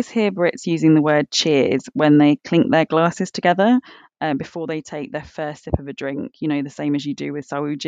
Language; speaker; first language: English; native; English